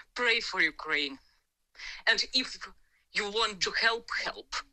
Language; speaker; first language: English; non-native, learner; Ukrainian